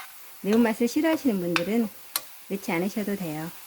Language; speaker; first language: Korean; native; Korean